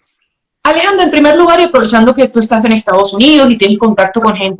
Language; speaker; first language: Spanish; native; Spanish